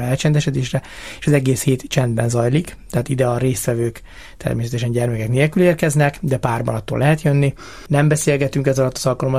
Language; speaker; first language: Hungarian; native; Hungarian